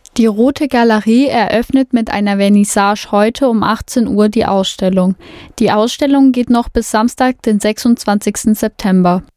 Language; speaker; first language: German; native; German